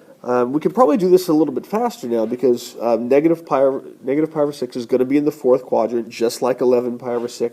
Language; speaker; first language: English; native; English